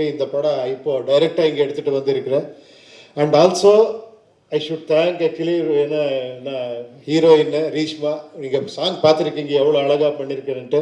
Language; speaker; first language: Tamil; non-native, learner; Kannada